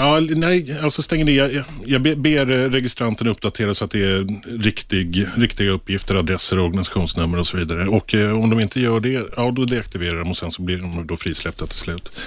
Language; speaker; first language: Swedish; native; Swedish